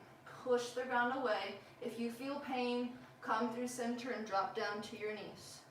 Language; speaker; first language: English; native; English